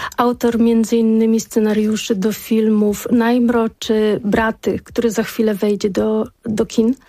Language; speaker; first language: Polish; native; Polish